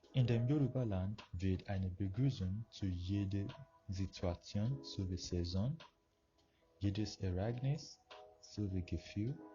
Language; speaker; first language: German; non-native, fluent; Yoruba